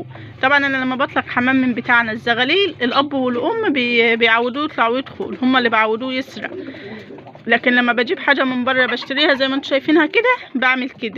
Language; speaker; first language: Arabic; native; Arabic